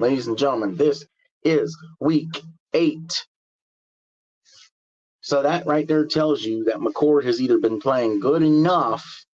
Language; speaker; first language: English; native; English